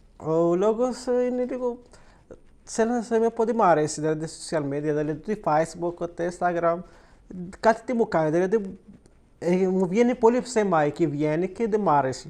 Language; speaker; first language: Greek; non-native, learner; Arabic